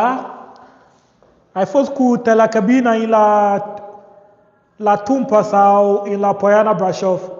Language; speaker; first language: Romanian; non-native, learner; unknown